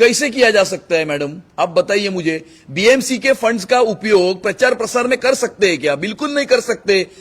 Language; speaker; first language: Hindi; non-native, local second language; Marathi